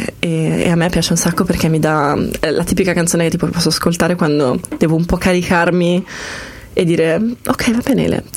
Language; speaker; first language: Italian; native; Italian